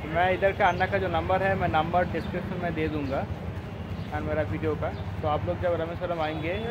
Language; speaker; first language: Hindi; non-native, local second language; Bangla